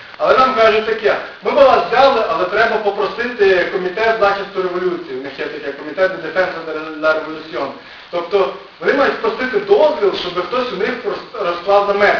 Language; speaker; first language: Ukrainian; native; Ukrainian